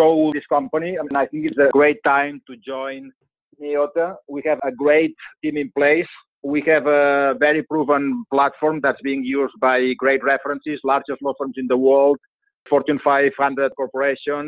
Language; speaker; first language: English; non-native, fluent; Spanish